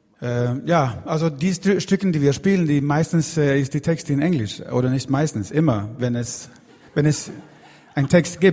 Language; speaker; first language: German; non-native, fluent; Swedish